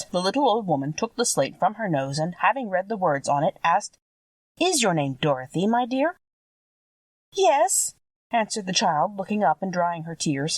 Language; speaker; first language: English; native; English